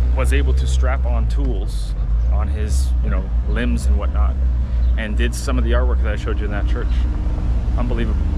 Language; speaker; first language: English; native; English